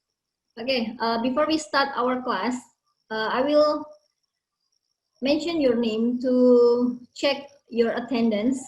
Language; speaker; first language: English; non-native, learner; Indonesian